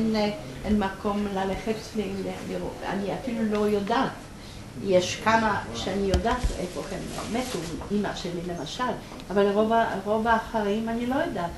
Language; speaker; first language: Hebrew; non-native, fluent; Polish